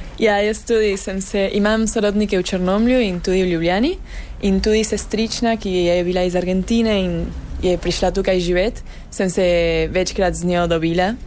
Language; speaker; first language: Slovenian; early bilingual, heritage; Slovenian